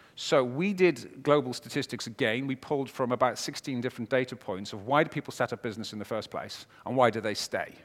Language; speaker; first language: English; native; English